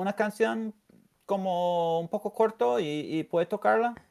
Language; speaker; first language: Spanish; non-native, learner; English